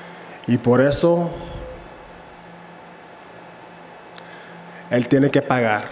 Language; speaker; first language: Spanish; early bilingual, heritage; English